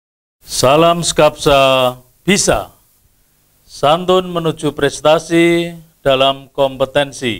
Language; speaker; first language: Indonesian; native; Indonesian